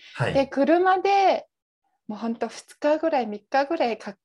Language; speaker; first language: Japanese; non-native, fluent; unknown